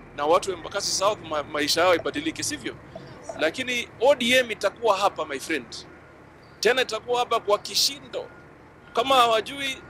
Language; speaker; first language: Swahili; native; Swahili